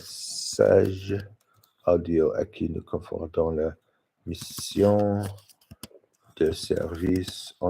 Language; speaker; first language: French; non-native, learner; English